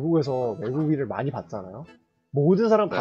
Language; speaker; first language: Korean; early bilingual, heritage; Korean